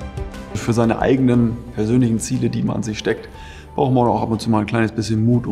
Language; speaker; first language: German; native; German